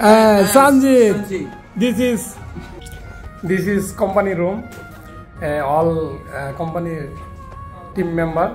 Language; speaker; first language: English; non-native, learner; Bangla